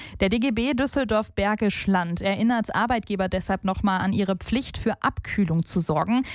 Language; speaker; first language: German; native; German